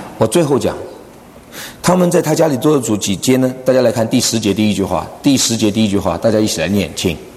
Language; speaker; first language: Chinese; non-native, local second language; Cantonese